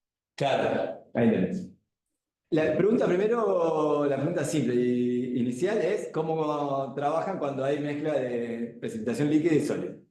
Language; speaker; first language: Spanish; native; Spanish